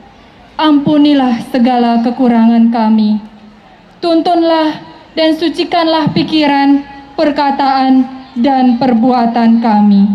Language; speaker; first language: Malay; non-native, local second language; Balinese